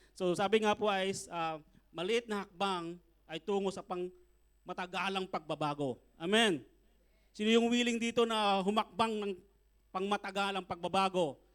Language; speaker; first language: Filipino; native; Filipino